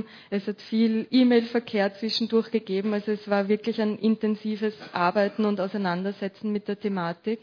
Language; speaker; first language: German; native; German